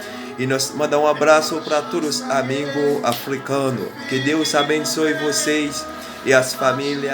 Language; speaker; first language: Portuguese; non-native, learner; Haitian Creole